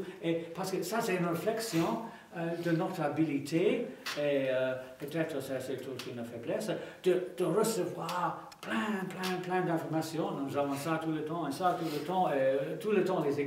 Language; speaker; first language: French; non-native, fluent; English